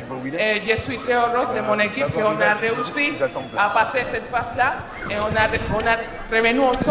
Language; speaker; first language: French; non-native, fluent; Spanish